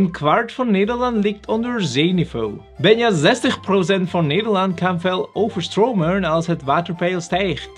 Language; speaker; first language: Dutch; non-native, learner; Spanish